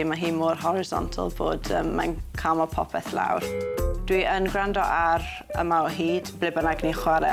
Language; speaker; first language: Welsh; non-native, local second language; English